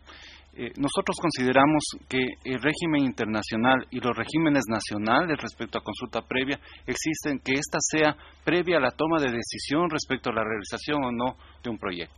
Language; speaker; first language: Spanish; native; Spanish